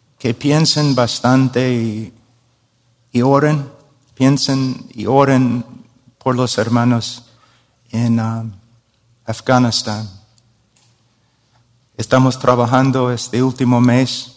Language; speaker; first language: Spanish; non-native, fluent; English